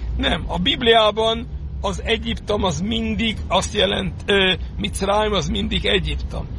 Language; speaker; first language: Hungarian; non-native, fluent; Yiddish